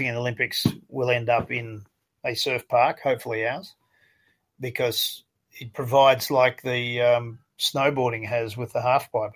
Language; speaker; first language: English; native; English